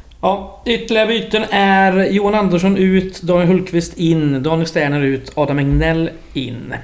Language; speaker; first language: Swedish; native; Swedish